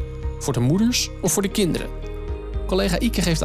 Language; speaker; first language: Dutch; native; Dutch